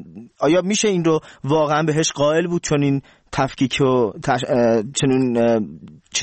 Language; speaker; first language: Persian; native; Persian